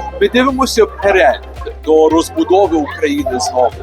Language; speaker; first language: Ukrainian; early bilingual, heritage; Ukrainian